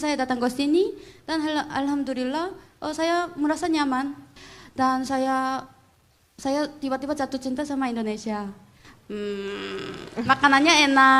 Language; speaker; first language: Indonesian; non-native, fluent; Korean